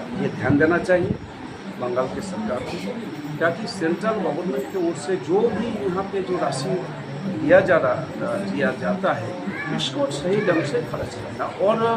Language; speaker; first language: Hindi; non-native, local second language; Santali